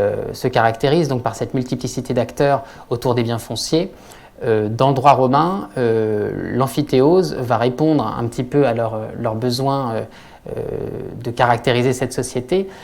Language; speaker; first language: French; native; French